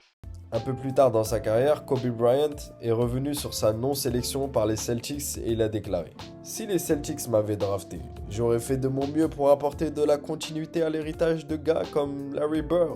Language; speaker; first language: French; native; French